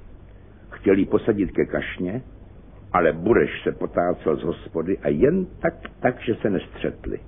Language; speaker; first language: Czech; native; Czech